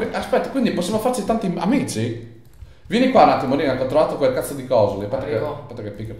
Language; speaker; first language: Italian; native; Italian